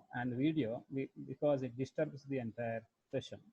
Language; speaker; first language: English; non-native, local second language; Kannada